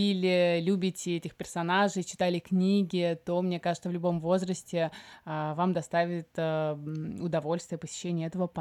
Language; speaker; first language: Russian; native; Russian